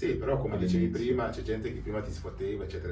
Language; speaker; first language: Italian; native; Italian